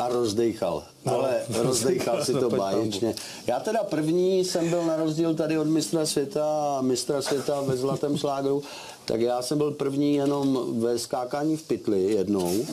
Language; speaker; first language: Czech; native; Czech